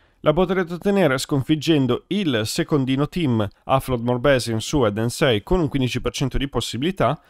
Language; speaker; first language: Italian; native; Italian